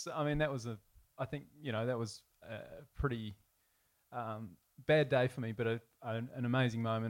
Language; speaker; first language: English; native; English